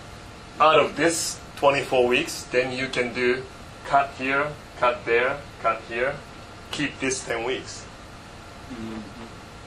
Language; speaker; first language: English; non-native, fluent; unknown